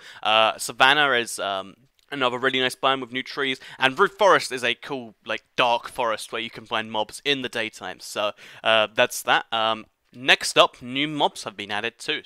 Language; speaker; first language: English; native; English